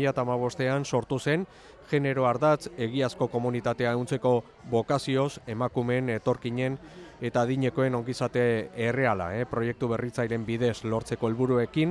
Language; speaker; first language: Basque; native; Basque